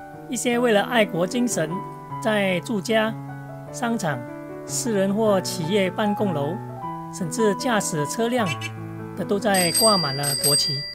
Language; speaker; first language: Chinese; native; Chinese